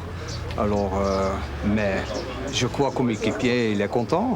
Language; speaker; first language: French; non-native, fluent; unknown